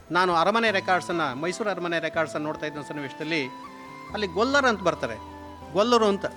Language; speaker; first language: Kannada; native; Kannada